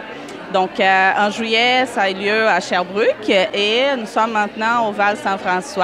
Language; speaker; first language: French; native; French